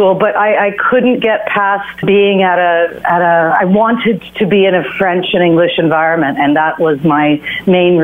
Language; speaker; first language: English; native; English